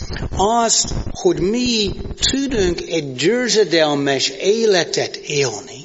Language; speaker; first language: Hungarian; non-native, fluent; English